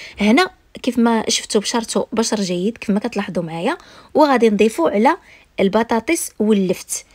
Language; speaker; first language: Arabic; native; Arabic